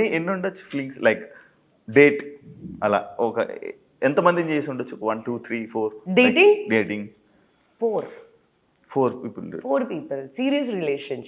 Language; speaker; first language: Telugu; native; Telugu